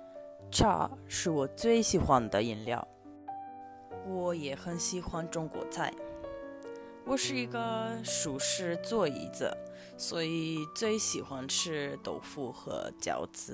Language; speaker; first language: Chinese; non-native, learner; Icelandic